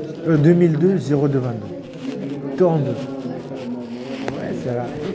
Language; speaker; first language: French; non-native, learner; Uzbek